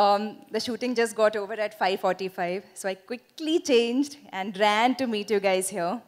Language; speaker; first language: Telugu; non-native, learner; Malayalam